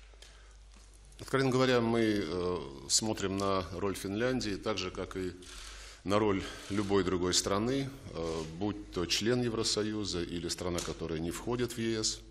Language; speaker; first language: Russian; native; Russian